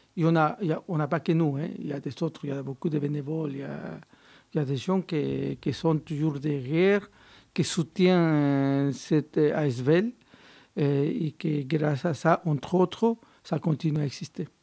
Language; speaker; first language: French; non-native, fluent; Spanish